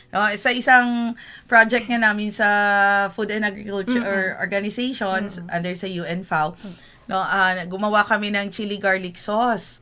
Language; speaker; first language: Filipino; non-native, local second language; Hiligaynon